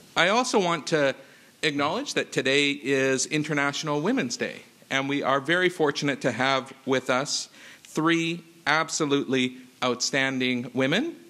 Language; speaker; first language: English; native; English